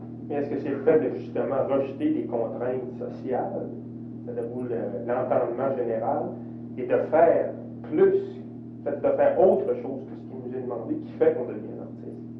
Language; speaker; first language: French; native; French